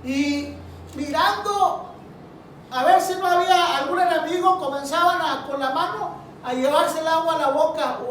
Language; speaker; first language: Spanish; native; Spanish